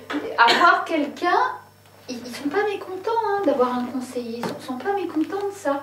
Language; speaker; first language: French; native; French